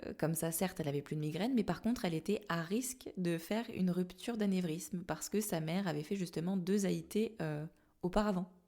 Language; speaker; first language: French; native; French